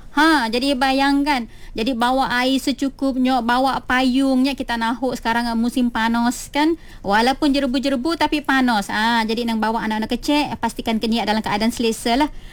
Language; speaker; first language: Malay; non-native, local second language; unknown